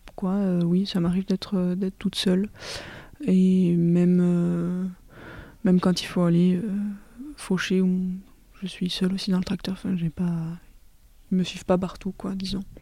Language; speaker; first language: French; native; French